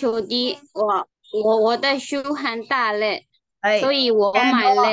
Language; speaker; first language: Chinese; non-native, learner; Thai